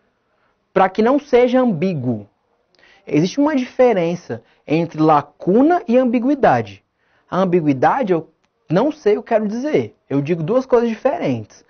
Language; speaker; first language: Portuguese; native; Portuguese